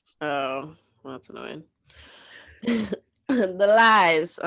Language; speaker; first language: English; native; English